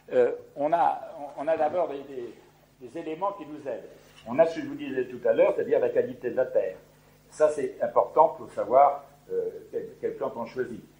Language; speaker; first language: French; native; French